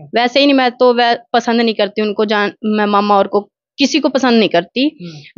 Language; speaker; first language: Hindi; non-native, local second language; Haryanvi